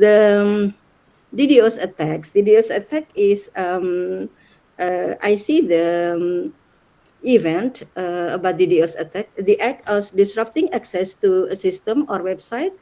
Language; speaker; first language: English; non-native, learner; Indonesian